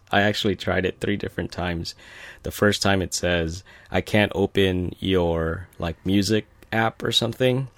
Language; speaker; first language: English; early bilingual, other home language; Filipino